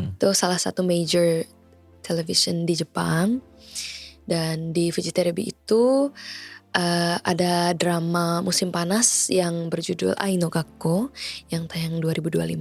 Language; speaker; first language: Indonesian; native; Indonesian